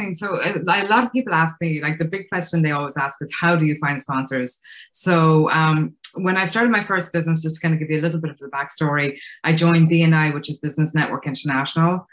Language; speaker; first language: English; native; English